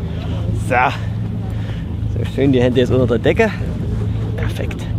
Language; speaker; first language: German; native; German